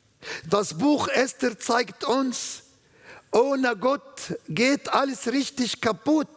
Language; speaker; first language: German; non-native, learner; Arabic